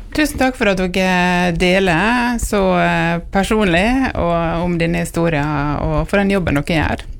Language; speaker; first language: Norwegian; native; Norwegian